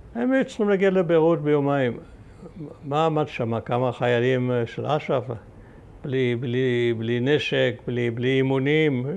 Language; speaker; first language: Hebrew; early bilingual, other home language; German